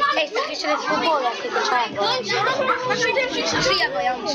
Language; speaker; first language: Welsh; native; Welsh